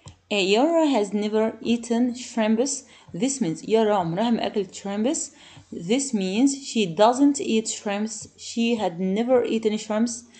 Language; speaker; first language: English; non-native, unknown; Arabic